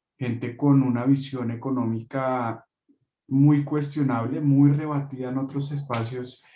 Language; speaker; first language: Spanish; native; Spanish